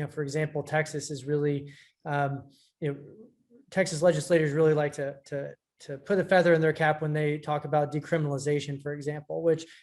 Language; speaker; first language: English; native; English